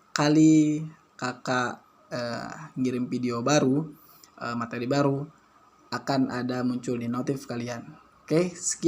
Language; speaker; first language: Indonesian; native; Indonesian